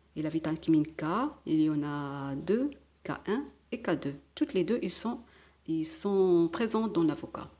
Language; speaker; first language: French; non-native, local second language; Arabic